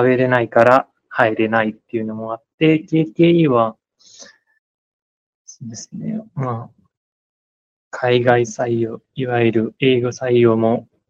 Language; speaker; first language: Japanese; non-native, fluent; Nepali